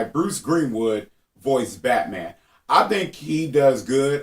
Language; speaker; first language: English; native; English